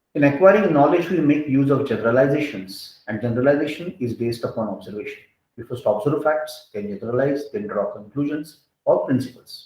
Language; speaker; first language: English; non-native, local second language; Hindi